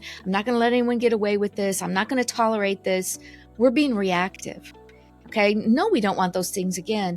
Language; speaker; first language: English; native; English